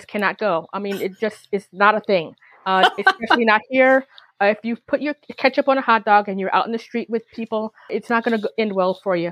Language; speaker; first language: English; native; English